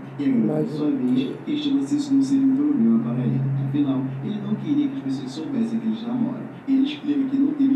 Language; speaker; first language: Portuguese; native; Portuguese